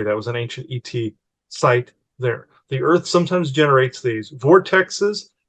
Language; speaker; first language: English; native; English